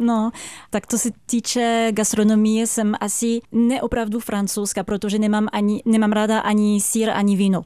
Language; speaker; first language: Czech; non-native, fluent; French